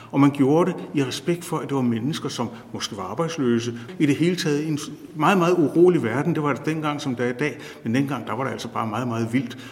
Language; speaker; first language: Danish; native; Danish